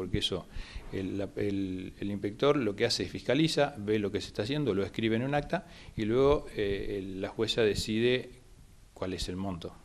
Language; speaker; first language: Spanish; native; Spanish